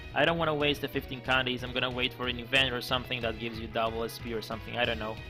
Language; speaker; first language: English; non-native, fluent; Greek